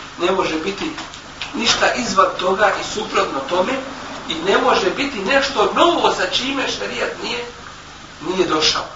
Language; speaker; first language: Bosnian; native; Bosnian